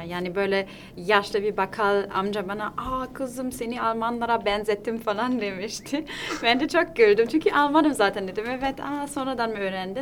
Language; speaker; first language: Turkish; non-native, fluent; German